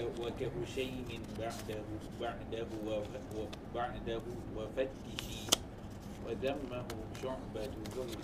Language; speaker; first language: Arabic; non-native, learner; Malay